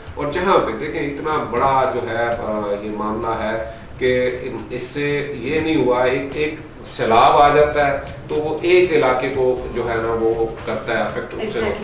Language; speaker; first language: Urdu; native; Urdu